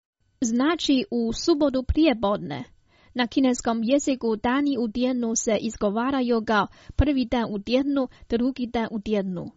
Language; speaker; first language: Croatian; non-native, fluent; Chinese